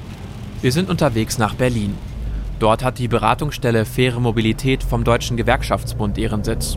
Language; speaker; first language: German; native; German